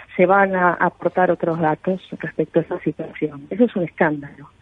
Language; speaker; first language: Spanish; native; Spanish